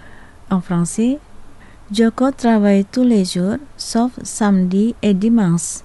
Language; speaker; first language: French; non-native, fluent; Indonesian